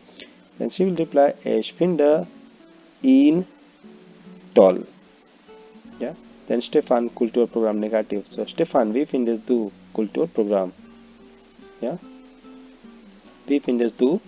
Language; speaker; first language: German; non-native, fluent; Hindi